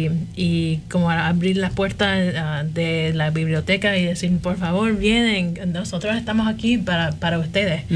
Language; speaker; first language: Spanish; early bilingual, heritage; Spanish